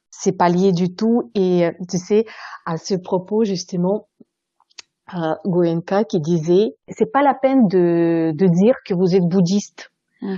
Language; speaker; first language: French; non-native, fluent; Russian